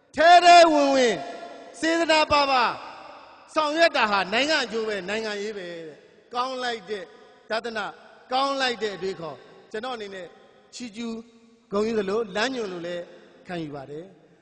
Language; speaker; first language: Burmese; native; Burmese